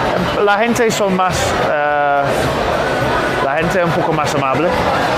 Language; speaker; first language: Spanish; non-native, learner; English